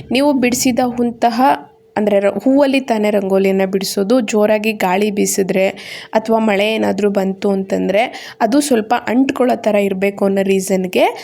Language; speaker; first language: Kannada; native; Kannada